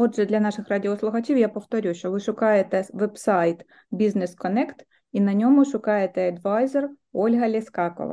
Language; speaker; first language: Ukrainian; native; Ukrainian